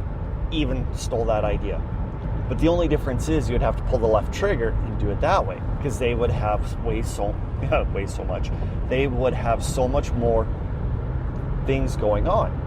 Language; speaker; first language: English; native; English